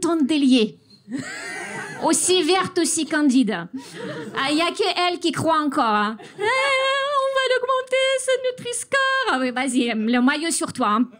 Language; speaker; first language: French; non-native, fluent; Russian